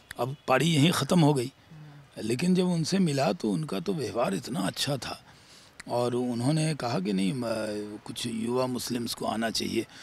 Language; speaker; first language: Hindi; native; Hindi